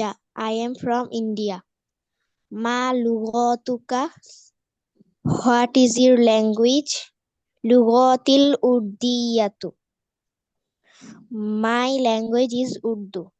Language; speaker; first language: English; non-native, learner; Bangla